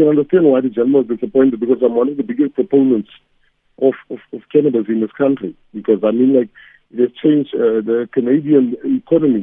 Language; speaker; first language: English; non-native, local second language; Afrikaans